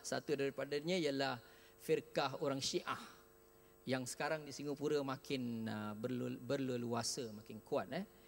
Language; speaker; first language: Malay; native; Malay